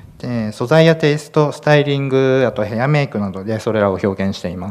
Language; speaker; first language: Japanese; native; Japanese